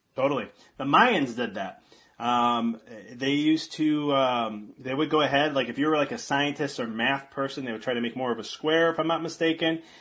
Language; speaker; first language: English; native; English